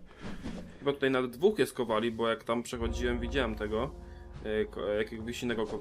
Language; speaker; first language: Polish; native; Polish